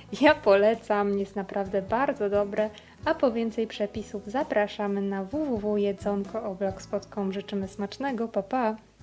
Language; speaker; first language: Polish; native; Polish